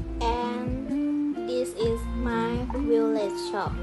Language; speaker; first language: English; non-native, learner; Thai